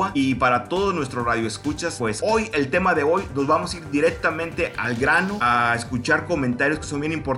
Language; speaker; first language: Spanish; native; Spanish